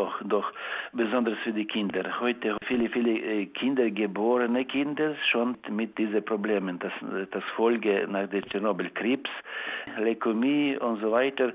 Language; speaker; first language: German; non-native, learner; Ukrainian